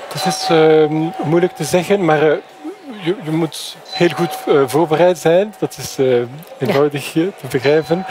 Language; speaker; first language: Dutch; non-native, fluent; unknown